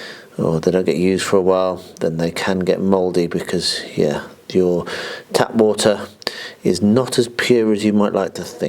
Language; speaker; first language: English; native; English